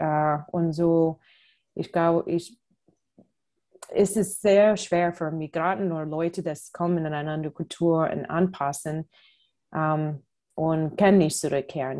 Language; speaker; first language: German; non-native, fluent; English